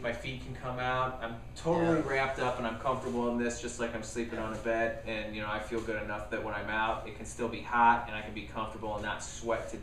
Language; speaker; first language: English; native; English